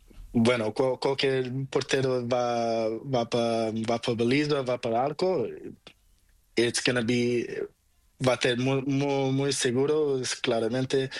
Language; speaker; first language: Spanish; non-native, learner; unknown